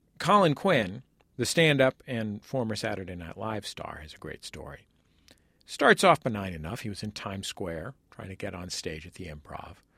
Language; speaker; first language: English; native; English